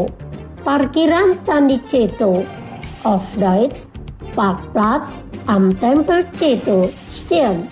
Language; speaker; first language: German; non-native, fluent; Indonesian